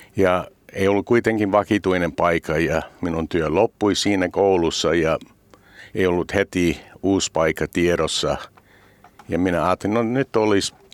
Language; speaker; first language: Finnish; non-native, fluent; English